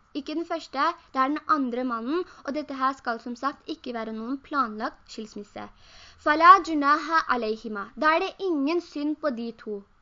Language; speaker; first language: Norwegian; early bilingual, other home language; Urdu